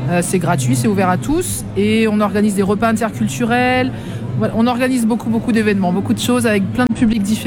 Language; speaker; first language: French; native; French